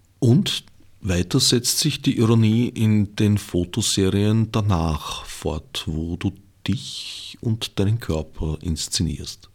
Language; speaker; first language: German; native; German